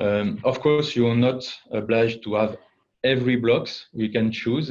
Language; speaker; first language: English; non-native, fluent; French